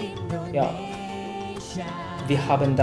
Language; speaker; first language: German; non-native, fluent; Indonesian